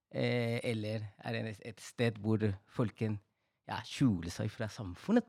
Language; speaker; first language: Norwegian; non-native, fluent; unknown